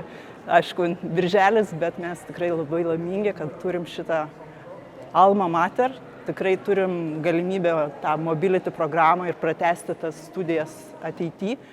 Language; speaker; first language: Lithuanian; native; Lithuanian